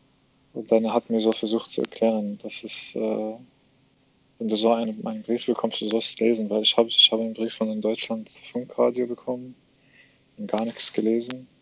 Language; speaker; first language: German; non-native, fluent; Arabic